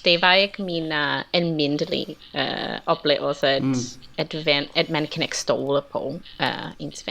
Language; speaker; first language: Danish; non-native, learner; English